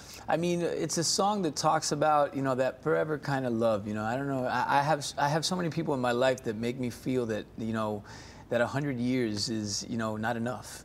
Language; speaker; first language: English; early bilingual, other home language; Spanish